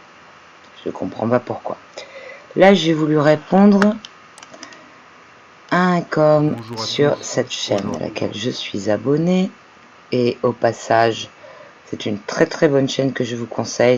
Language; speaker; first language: French; native; French